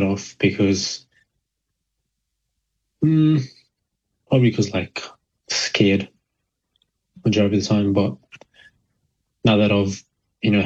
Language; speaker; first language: English; native; English